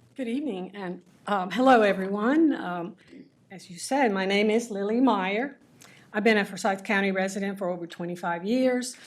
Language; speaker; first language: English; early bilingual, other home language; Spanish